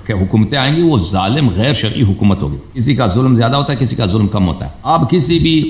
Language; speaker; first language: Urdu; native; Urdu